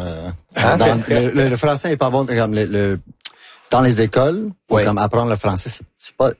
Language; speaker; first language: French; non-native, local second language; English